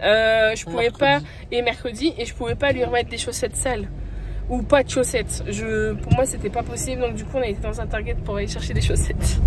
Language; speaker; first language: French; native; French